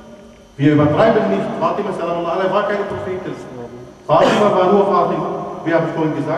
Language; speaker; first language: German; non-native, fluent; Arabic